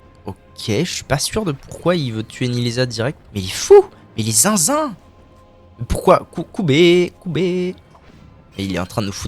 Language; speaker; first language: French; native; French